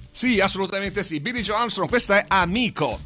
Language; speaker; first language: Italian; native; Italian